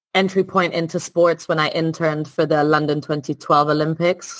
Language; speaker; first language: English; non-native, fluent; Italian